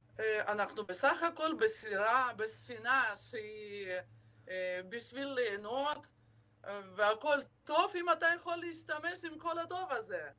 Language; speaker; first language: Hebrew; non-native, fluent; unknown